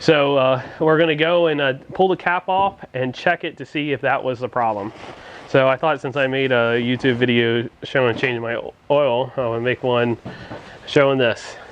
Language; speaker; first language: English; native; English